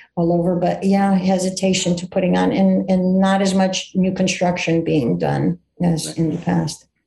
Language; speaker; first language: English; early bilingual, other home language; Greek